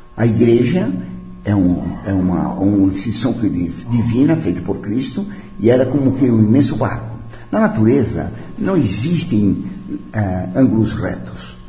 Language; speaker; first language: Portuguese; early bilingual, other home language; Italian